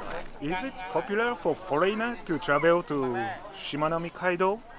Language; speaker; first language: English; non-native, fluent; Japanese